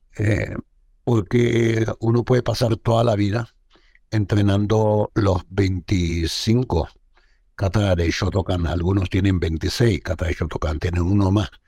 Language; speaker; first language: Spanish; non-native, fluent; Arabic